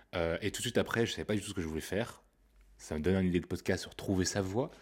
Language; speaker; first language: French; native; French